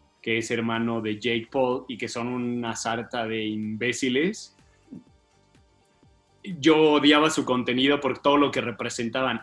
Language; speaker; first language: Spanish; native; Spanish